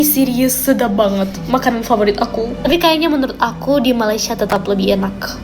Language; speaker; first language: Indonesian; non-native, fluent; German